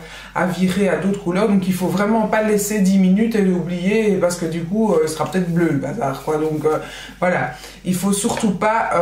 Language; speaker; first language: French; native; French